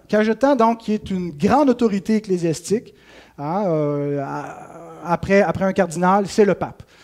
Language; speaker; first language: French; native; French